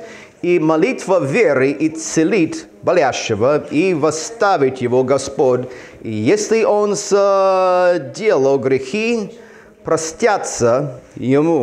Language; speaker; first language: Russian; non-native, fluent; English